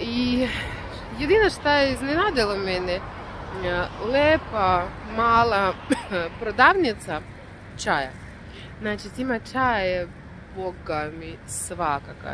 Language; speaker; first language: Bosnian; non-native, learner; Russian